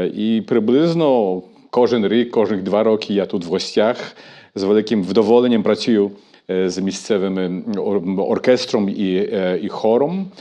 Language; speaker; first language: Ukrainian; early bilingual, heritage; Ukrainian